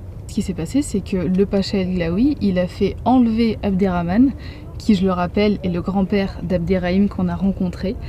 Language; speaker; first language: French; native; French